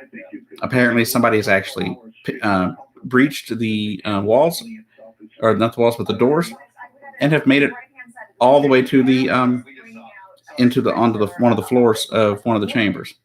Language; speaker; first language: English; native; English